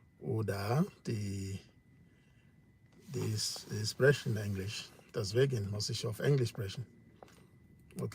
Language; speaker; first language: German; non-native, learner; English